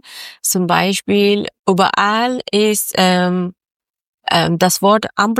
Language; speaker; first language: German; non-native, learner; Persian